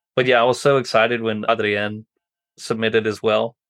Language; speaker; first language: English; native; English